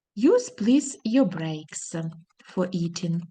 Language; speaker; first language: English; non-native, fluent; Ukrainian